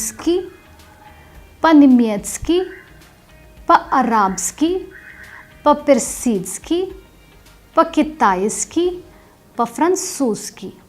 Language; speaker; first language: Russian; non-native, fluent; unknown